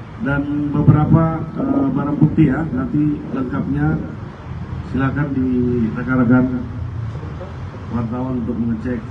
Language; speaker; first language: Indonesian; native; Indonesian